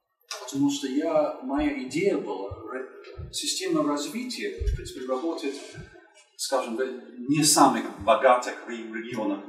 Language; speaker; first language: Russian; non-native, fluent; English